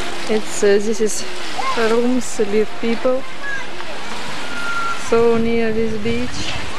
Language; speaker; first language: English; non-native, learner; Russian